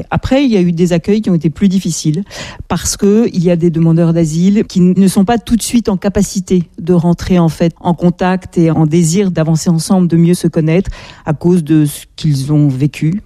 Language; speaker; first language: French; native; French